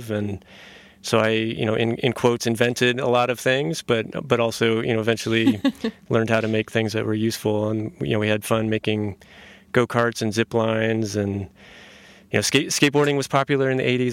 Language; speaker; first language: English; native; English